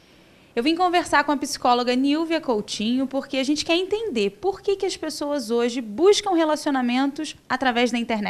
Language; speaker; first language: Portuguese; native; Portuguese